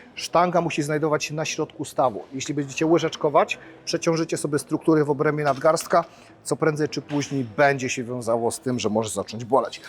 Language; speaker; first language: Polish; native; Polish